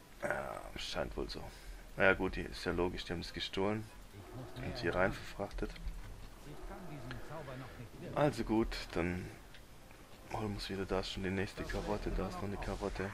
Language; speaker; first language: German; native; German